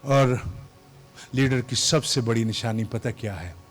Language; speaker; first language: Urdu; non-native, local second language; Punjabi